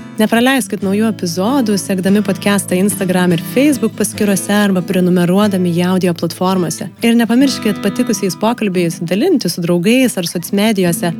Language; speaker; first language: Lithuanian; native; Lithuanian